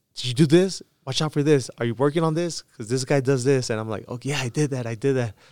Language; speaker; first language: English; early bilingual, other home language; Spanish